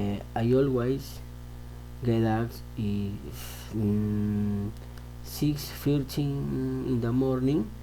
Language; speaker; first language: English; non-native, learner; Spanish